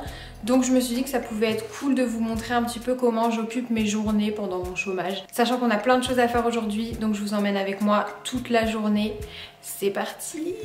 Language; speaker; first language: French; native; French